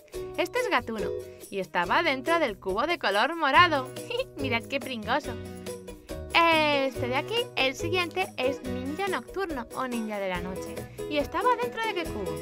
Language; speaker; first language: Spanish; native; Spanish